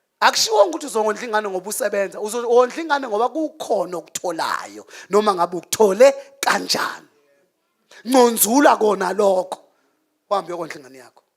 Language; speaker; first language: Zulu; native; Zulu